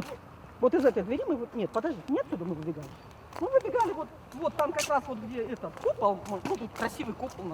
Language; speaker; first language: Russian; native; Russian